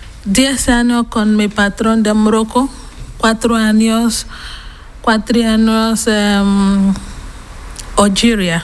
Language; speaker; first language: Spanish; non-native, learner; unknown